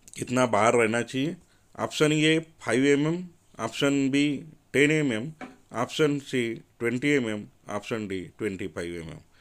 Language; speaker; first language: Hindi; non-native, local second language; Marathi